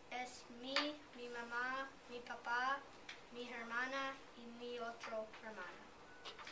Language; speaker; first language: Spanish; non-native, learner; English